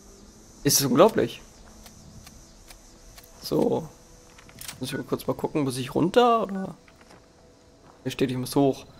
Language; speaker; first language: German; native; German